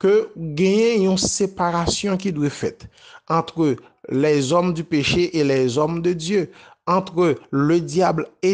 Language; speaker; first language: French; non-native, local second language; Haitian Creole